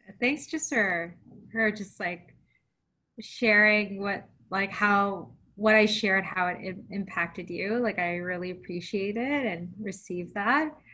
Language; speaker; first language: English; early bilingual, other home language; Filipino